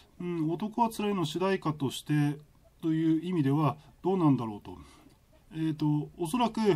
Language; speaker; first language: Japanese; native; Japanese